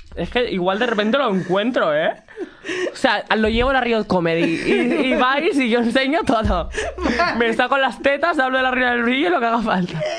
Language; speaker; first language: Spanish; native; Spanish